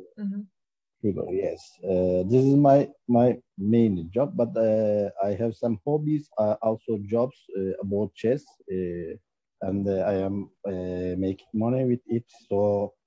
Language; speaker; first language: English; non-native, learner; Turkish